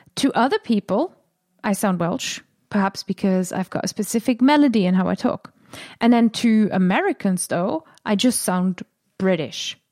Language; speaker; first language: English; non-native, fluent; German